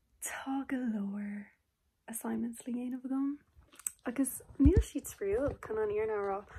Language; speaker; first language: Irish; non-native, local second language; English